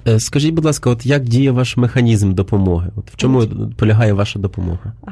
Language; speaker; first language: Ukrainian; native; Ukrainian